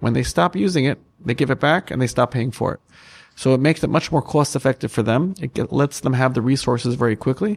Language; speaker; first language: English; native; English